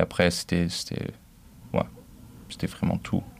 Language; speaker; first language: French; non-native, local second language; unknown